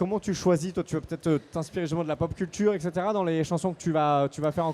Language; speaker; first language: French; native; French